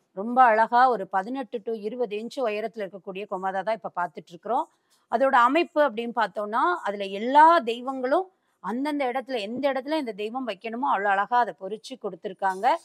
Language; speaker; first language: Tamil; native; Tamil